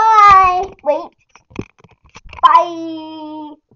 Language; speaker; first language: English; native; English